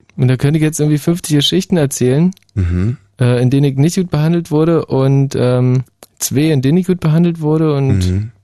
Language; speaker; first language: German; native; German